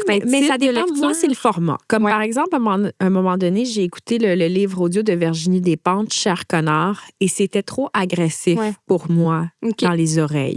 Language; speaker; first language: French; native; French